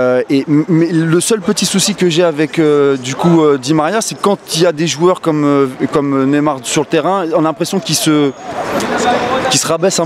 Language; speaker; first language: French; native; French